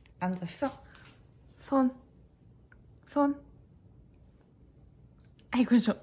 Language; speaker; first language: Korean; early bilingual, heritage; English